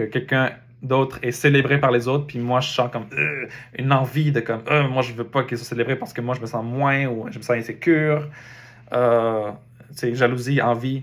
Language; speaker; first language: French; native; French